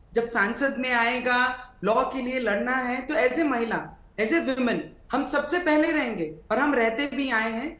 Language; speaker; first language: Hindi; non-native, local second language; Marathi